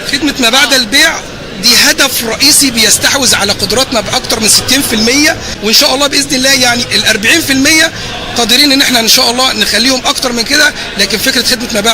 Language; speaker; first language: Arabic; native; Arabic